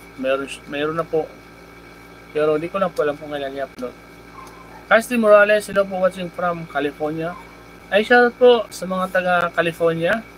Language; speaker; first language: Filipino; native; Filipino